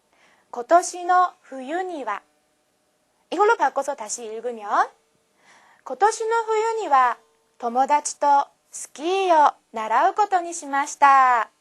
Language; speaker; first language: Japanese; non-native, fluent; Korean